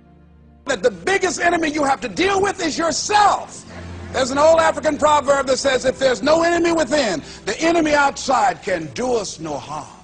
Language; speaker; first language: English; native; English